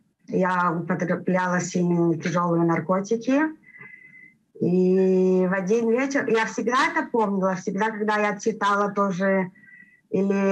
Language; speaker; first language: Russian; early bilingual, heritage; Russian